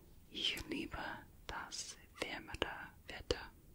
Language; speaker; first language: German; non-native, learner; English